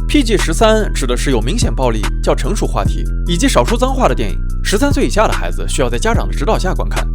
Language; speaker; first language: Chinese; native; Chinese